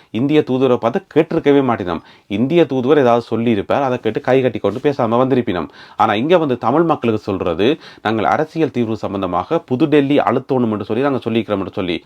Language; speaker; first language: Tamil; native; Tamil